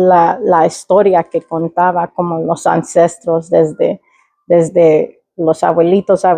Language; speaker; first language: Spanish; early bilingual, heritage; Spanish